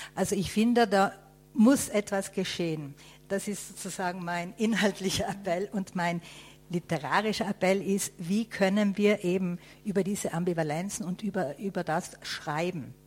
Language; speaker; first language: German; native; German